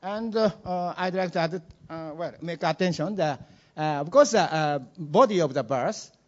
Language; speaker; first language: English; non-native, learner; Japanese